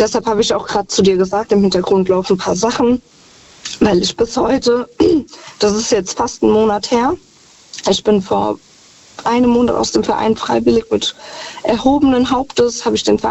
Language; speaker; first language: German; native; German